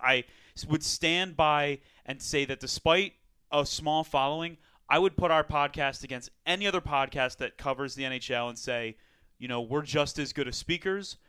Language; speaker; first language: English; native; English